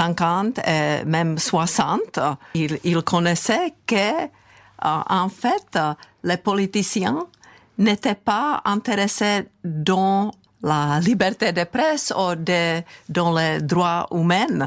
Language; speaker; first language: French; non-native, fluent; Czech